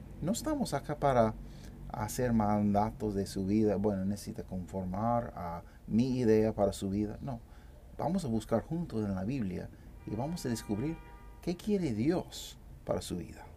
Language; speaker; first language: Spanish; non-native, fluent; English